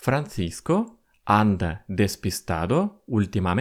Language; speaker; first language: Spanish; non-native, fluent; Russian